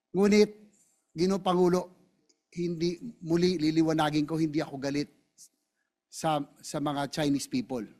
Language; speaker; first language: Filipino; native; Filipino